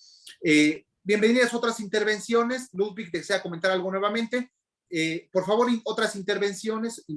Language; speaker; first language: Spanish; native; Spanish